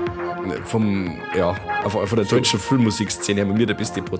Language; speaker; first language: German; native; German